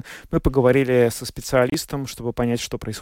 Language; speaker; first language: Russian; native; Russian